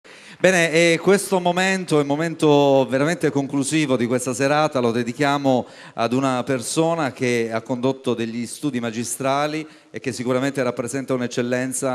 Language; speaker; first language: Italian; native; Italian